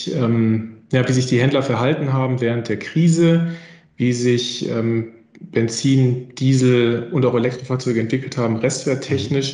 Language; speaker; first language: German; native; German